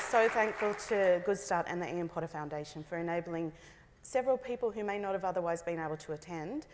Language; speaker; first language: English; native; English